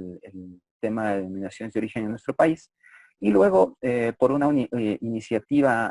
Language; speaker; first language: Spanish; native; Spanish